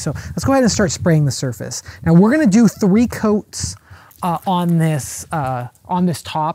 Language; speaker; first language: English; native; English